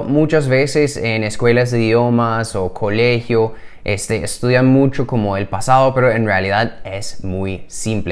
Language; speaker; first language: Spanish; non-native, fluent; English